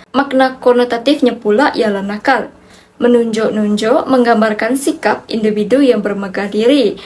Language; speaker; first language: Malay; non-native, local second language; Iban